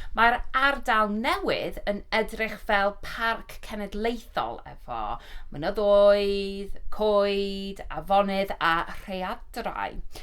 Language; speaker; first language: Welsh; non-native, learner; English